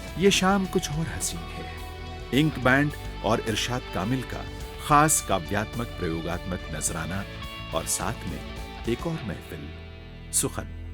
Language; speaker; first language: Hindi; native; Hindi